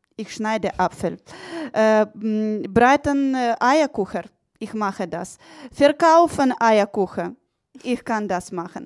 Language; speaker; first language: German; non-native, learner; Ukrainian